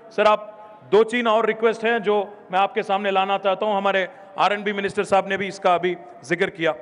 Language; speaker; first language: Hindi; non-native, local second language; Telugu